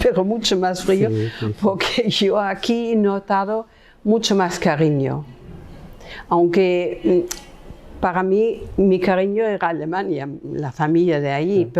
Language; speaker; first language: Spanish; non-native, fluent; German